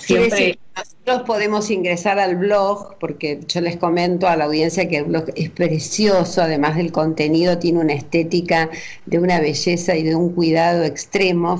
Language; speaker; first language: Spanish; native; Spanish